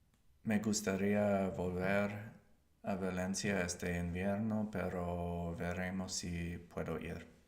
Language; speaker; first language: Spanish; non-native, learner; English